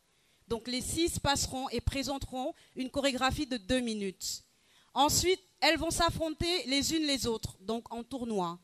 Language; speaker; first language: French; non-native, local second language; Wolof